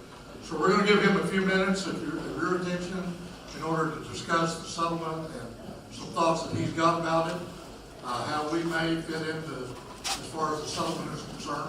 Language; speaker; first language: English; native; English